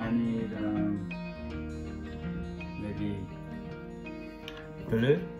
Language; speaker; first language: English; non-native, learner; Korean